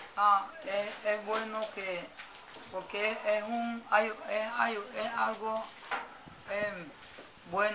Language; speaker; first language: Spanish; non-native, local second language; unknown